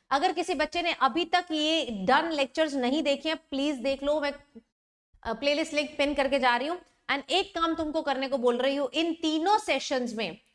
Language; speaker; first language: Hindi; native; Hindi